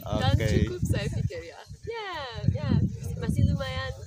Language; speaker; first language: Indonesian; non-native, learner; English